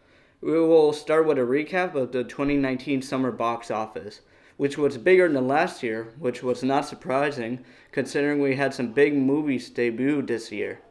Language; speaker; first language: English; native; English